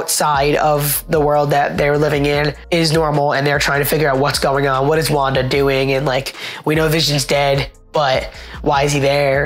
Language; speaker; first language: English; native; English